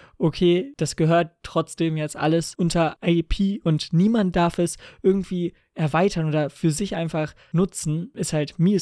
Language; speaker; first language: German; native; German